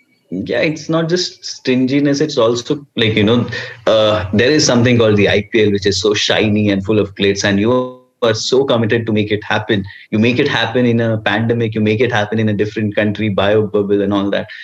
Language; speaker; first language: English; non-native, local second language; Hindi